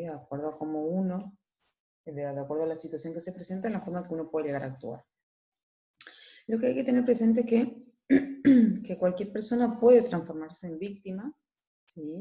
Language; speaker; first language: Spanish; native; Spanish